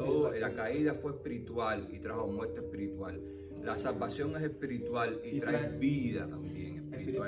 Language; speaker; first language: Spanish; native; Spanish